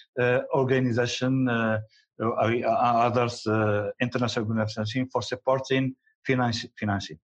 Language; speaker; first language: English; non-native, learner; Arabic